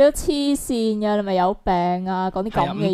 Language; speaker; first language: Cantonese; native; Cantonese